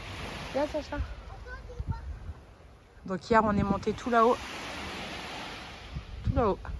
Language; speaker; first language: French; native; French